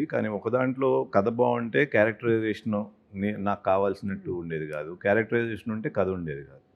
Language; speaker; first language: Telugu; native; Telugu